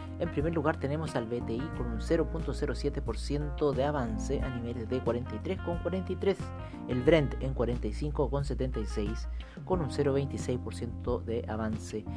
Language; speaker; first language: Spanish; native; Spanish